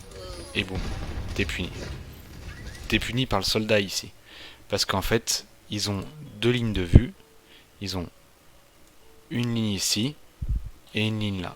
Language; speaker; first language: French; native; French